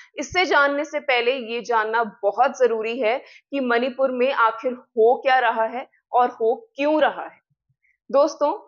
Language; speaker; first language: Hindi; non-native, local second language; Punjabi